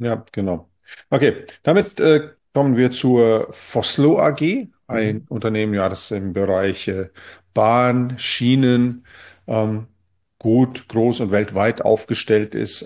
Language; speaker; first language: German; native; German